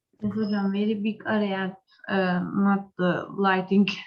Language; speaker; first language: English; non-native, learner; Turkish